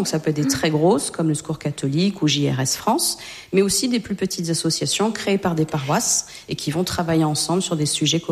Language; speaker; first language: French; native; French